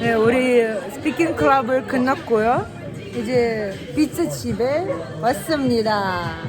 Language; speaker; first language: Korean; non-native, fluent; Russian